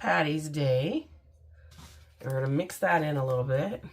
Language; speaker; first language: English; native; English